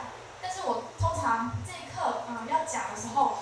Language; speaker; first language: Chinese; native; Chinese